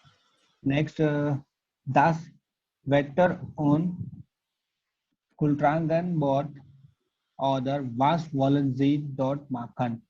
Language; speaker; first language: German; non-native, learner; Gujarati